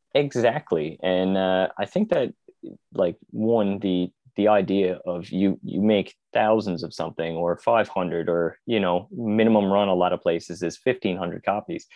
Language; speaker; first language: English; native; English